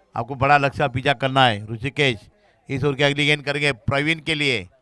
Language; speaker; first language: Hindi; non-native, local second language; Marathi